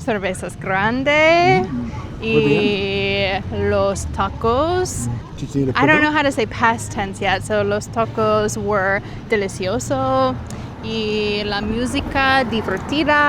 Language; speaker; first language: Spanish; non-native, learner; English